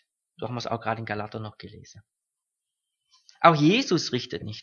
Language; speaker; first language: German; native; German